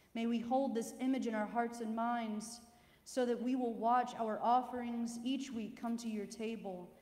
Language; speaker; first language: English; native; English